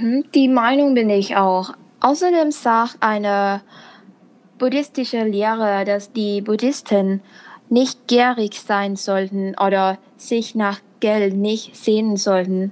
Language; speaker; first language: German; non-native, fluent; Thai